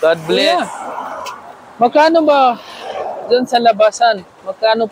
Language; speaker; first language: Filipino; non-native, learner; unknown